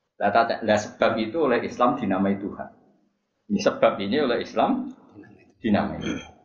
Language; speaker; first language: Indonesian; non-native, local second language; Javanese